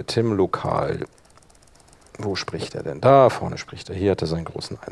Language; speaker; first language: German; native; German